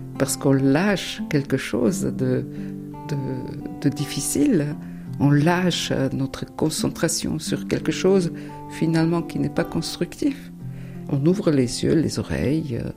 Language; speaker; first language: French; non-native, fluent; German